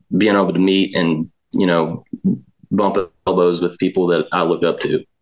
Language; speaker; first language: English; native; English